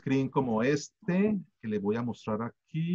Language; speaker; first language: Spanish; native; Spanish